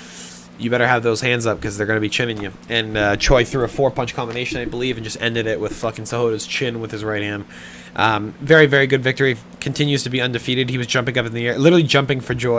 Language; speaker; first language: English; native; English